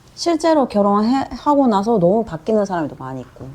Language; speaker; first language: Korean; non-native, fluent; Japanese